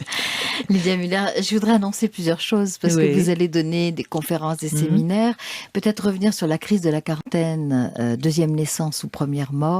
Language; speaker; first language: French; native; French